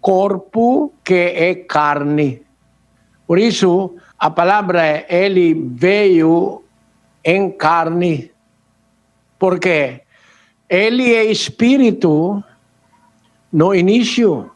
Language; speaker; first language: Portuguese; non-native, learner; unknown